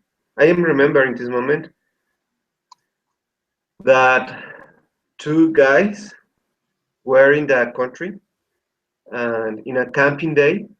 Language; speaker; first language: English; non-native, learner; Spanish